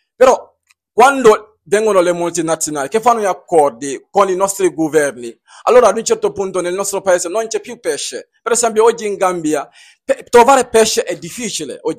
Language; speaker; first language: Italian; non-native, fluent; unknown